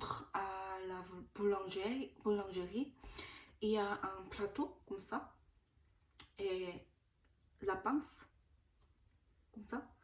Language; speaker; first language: French; non-native, learner; Korean